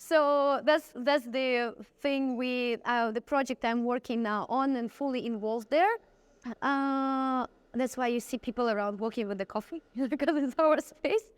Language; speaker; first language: English; non-native, fluent; Russian